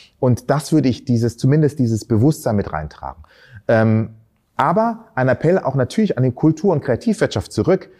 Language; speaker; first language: German; early bilingual, other home language; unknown